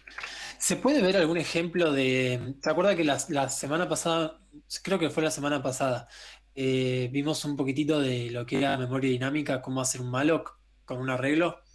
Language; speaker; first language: Spanish; native; Spanish